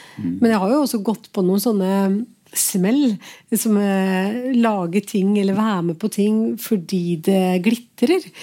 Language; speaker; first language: Norwegian; early bilingual, other home language; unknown